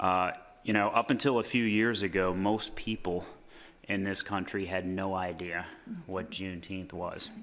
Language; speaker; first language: English; native; English